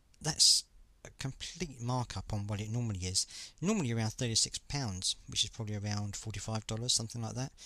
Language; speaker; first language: English; native; English